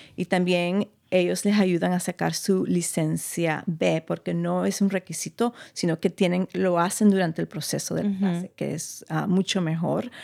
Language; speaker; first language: Spanish; native; Spanish